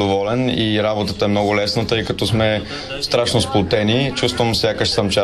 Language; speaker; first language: Bulgarian; native; Bulgarian